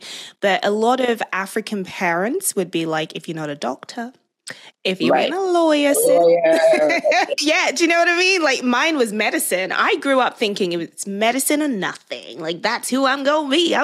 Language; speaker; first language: English; non-native, local second language; Yoruba